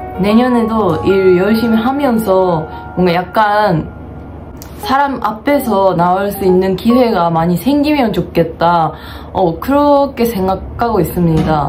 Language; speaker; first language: Korean; non-native, fluent; Japanese